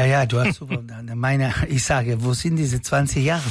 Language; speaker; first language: German; non-native, learner; Italian